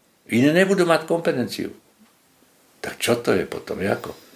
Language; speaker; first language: Slovak; non-native, local second language; Hungarian